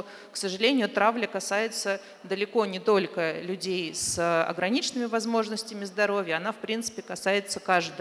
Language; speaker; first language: Russian; native; Russian